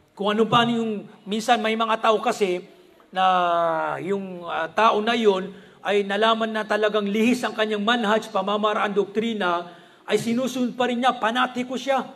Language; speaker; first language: Filipino; non-native, local second language; Maranao